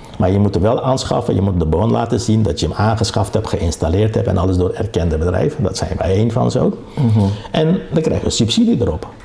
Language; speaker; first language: Dutch; early bilingual, other home language; Caribbean Hindustani